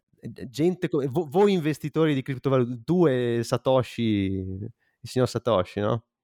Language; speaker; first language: Italian; native; Italian